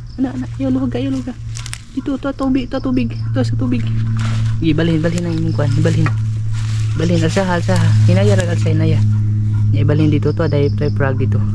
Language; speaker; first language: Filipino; non-native, local second language; Cebuano